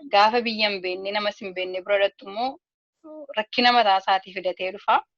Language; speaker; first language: Oromo; native; Oromo